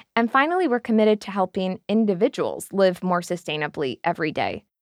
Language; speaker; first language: English; native; English